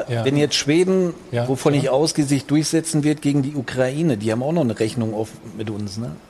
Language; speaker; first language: German; native; German